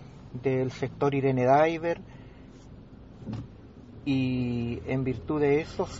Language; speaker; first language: Spanish; native; Spanish